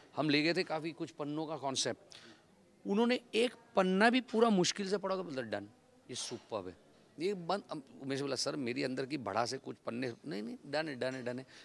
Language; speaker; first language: Hindi; non-native, local second language; Gujarati